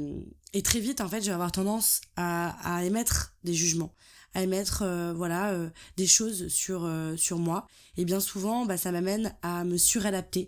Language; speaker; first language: French; native; French